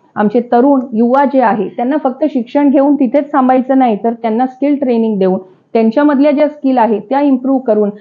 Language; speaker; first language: Marathi; native; Marathi